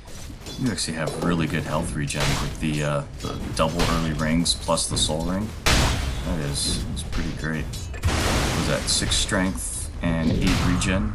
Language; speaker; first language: English; native; English